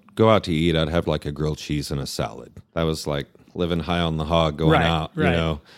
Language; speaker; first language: English; native; English